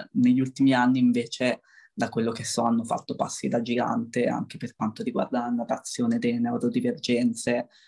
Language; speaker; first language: Italian; early bilingual, other home language; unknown